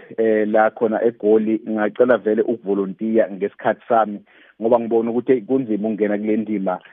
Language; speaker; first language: Zulu; native; Zulu